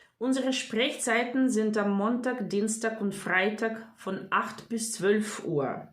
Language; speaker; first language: German; non-native, fluent; Ukrainian